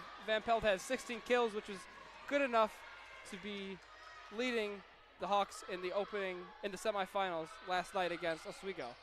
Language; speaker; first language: English; native; English